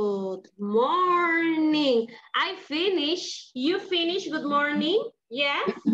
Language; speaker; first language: English; non-native, learner; Spanish